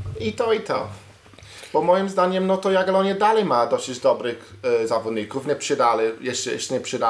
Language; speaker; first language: Polish; non-native, learner; English